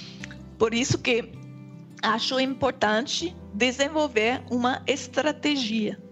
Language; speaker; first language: Portuguese; non-native, fluent; French